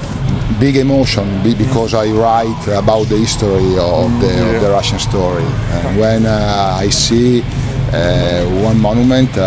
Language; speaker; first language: English; non-native, learner; Italian